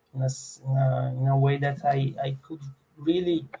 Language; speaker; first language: English; non-native, learner; Portuguese